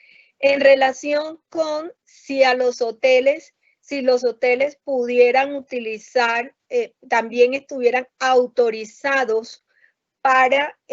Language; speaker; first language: Spanish; native; Spanish